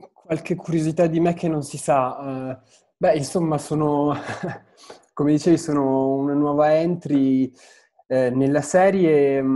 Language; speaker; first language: Italian; early bilingual, other home language; Arabic